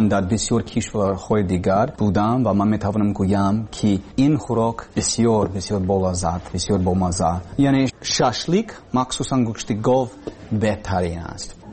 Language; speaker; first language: Persian; non-native, learner; English